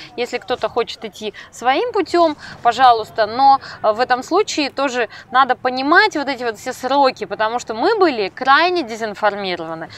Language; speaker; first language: Russian; native; Russian